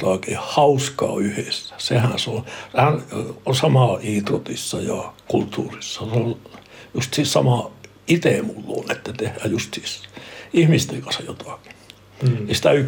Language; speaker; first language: Finnish; early bilingual, heritage; Finnish